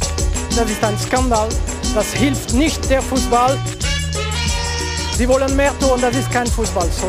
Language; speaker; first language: German; non-native, fluent; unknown